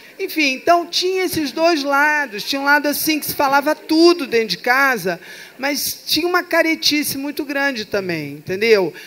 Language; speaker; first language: Portuguese; native; Portuguese